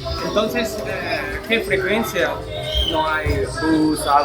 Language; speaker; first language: Spanish; non-native, learner; Japanese